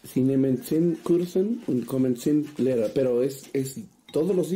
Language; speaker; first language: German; non-native, fluent; Spanish